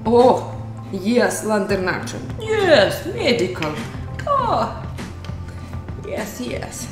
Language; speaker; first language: English; non-native, learner; Russian